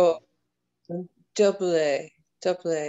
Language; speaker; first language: Spanish; non-native, learner; English